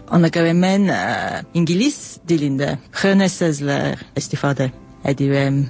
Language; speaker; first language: Azerbaijani; non-native, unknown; English